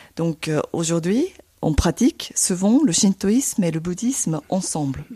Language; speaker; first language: French; non-native, fluent; Japanese